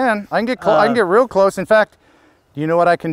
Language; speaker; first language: English; native; English